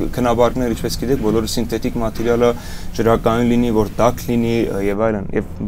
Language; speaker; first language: Armenian; early bilingual, heritage; Armenian